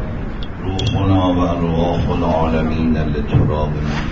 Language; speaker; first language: Arabic; non-native, fluent; Persian